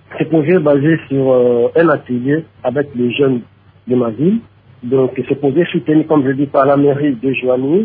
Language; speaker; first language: French; non-native, local second language; Lingala